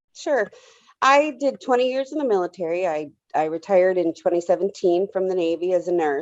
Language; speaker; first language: English; native; English